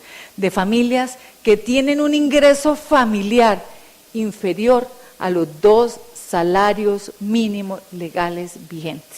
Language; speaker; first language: Spanish; native; Spanish